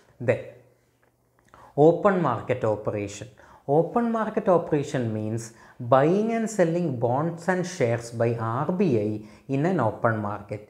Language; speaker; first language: English; non-native, local second language; Malayalam